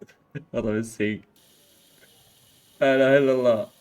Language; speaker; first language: Arabic; native; Arabic